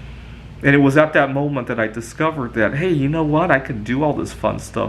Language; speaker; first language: English; native; English